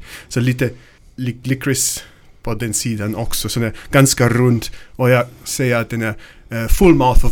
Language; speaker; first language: Swedish; non-native, learner; German